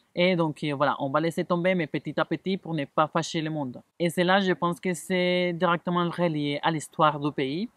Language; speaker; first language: French; non-native, fluent; Spanish